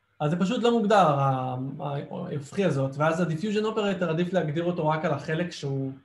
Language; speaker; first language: Hebrew; native; Hebrew